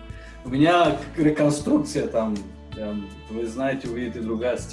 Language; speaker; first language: Russian; non-native, learner; Bulgarian